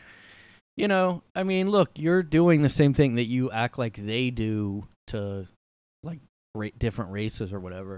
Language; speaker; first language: English; native; English